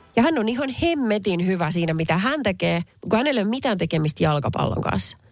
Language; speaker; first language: Finnish; native; Finnish